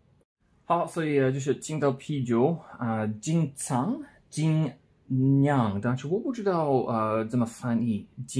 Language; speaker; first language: Chinese; non-native, learner; English